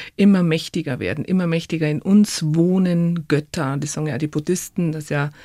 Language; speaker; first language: German; native; German